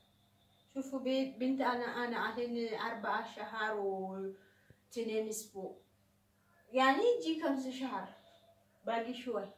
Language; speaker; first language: Arabic; non-native, learner; Oromo